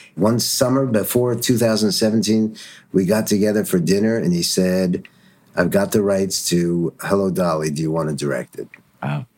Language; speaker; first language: English; early bilingual, other home language; German